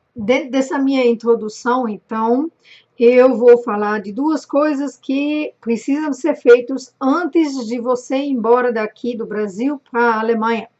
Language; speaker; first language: Portuguese; non-native, fluent; German